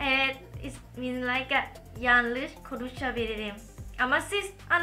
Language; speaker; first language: Turkish; non-native, learner; Thai